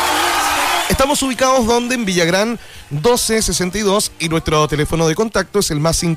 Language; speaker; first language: Spanish; native; Spanish